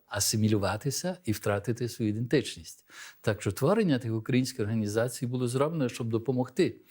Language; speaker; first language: Ukrainian; early bilingual, heritage; Ukrainian